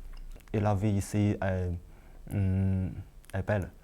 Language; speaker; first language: French; non-native, learner; Chinese